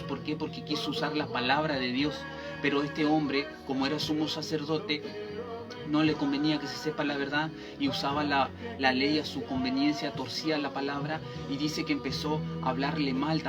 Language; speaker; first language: Spanish; native; Spanish